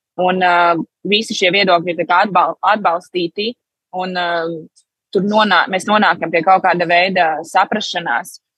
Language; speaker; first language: Latvian; early bilingual, heritage; Latvian